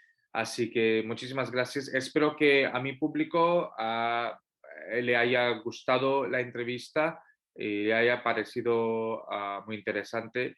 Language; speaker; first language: Spanish; non-native, fluent; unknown